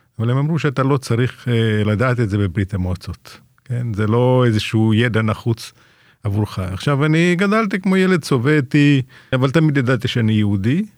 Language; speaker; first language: Hebrew; non-native, fluent; Russian